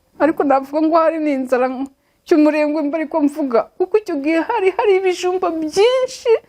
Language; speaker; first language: Kinyarwanda; native; Kinyarwanda